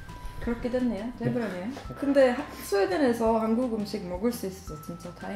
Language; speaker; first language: Korean; non-native, fluent; Swedish